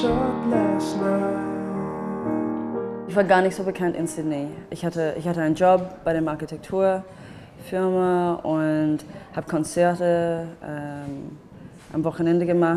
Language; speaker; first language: German; non-native, fluent; English